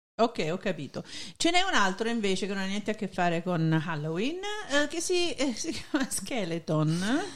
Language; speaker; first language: Italian; native; Italian